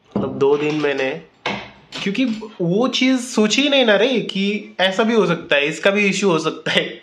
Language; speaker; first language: Hindi; non-native, local second language; Marathi